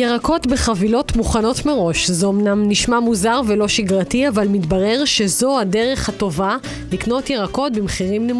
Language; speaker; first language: Hebrew; native; Hebrew